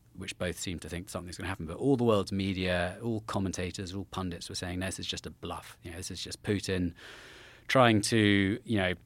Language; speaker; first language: English; native; English